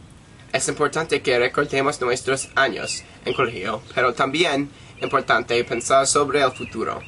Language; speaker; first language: Spanish; non-native, learner; English